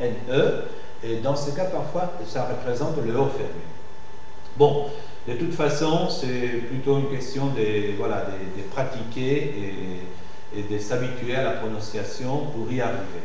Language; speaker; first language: French; non-native, fluent; Spanish